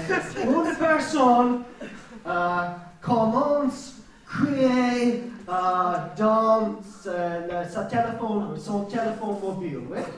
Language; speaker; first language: French; non-native, learner; English